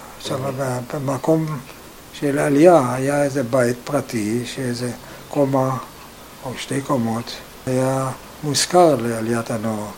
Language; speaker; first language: Hebrew; non-native, fluent; German